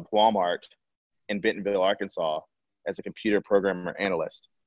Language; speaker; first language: English; native; English